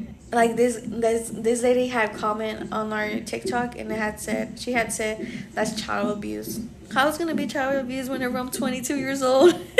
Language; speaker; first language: English; early bilingual, other home language; Spanish